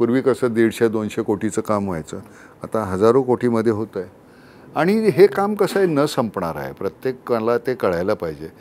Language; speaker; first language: Marathi; native; Marathi